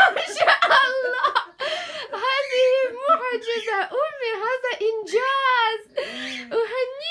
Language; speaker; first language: Arabic; non-native, fluent; Ukrainian